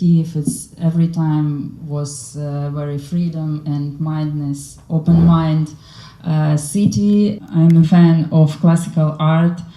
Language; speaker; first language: English; non-native, learner; Ukrainian